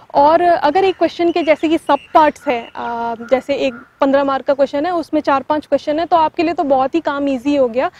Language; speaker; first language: Hindi; non-native, local second language; Tamil